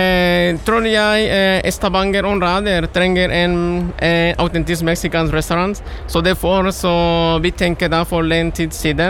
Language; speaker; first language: Norwegian; non-native, learner; Spanish